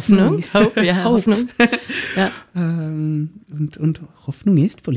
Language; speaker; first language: German; non-native, learner; Norwegian